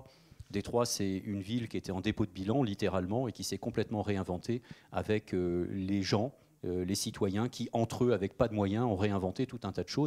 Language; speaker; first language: French; native; French